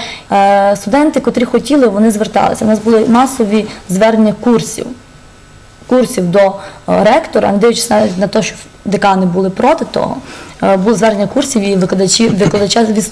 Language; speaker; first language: Ukrainian; native; Ukrainian